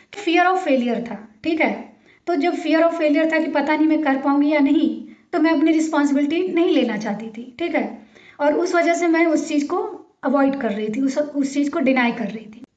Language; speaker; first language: Hindi; native; Hindi